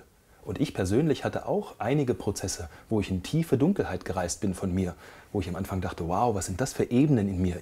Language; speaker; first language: German; native; German